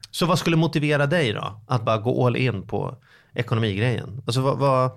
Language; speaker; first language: Swedish; native; Swedish